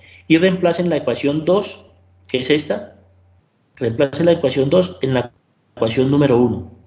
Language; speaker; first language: Spanish; native; Spanish